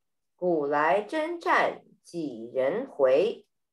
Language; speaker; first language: Chinese; early bilingual, heritage; Chinese